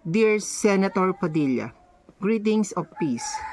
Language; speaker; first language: English; non-native, local second language; Filipino